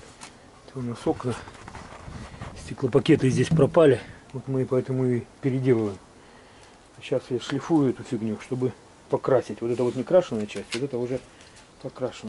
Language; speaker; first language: Russian; native; Russian